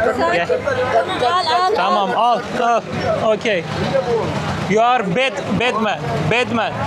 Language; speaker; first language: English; non-native, learner; Turkish